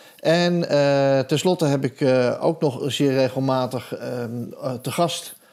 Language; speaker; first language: Dutch; native; Dutch